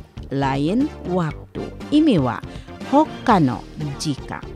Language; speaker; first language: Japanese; non-native, fluent; Indonesian